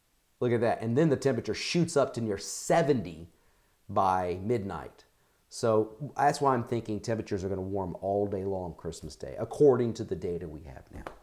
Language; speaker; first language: English; native; English